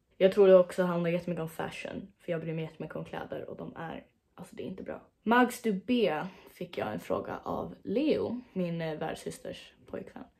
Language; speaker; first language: Swedish; native; Swedish